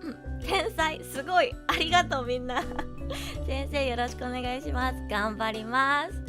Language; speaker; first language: Japanese; non-native, fluent; English